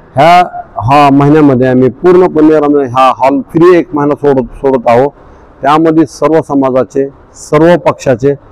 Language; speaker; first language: Marathi; non-native, local second language; Urdu